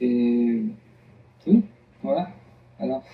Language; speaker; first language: French; non-native, learner; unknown